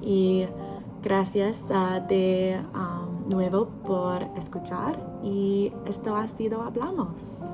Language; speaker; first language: Spanish; non-native, learner; English